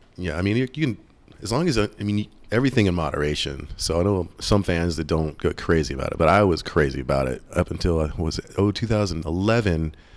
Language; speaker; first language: English; native; English